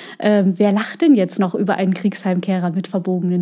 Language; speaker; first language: German; native; German